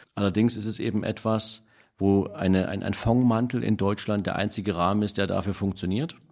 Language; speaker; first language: German; native; German